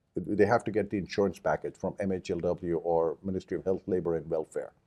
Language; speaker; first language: English; early bilingual, other home language; Japanese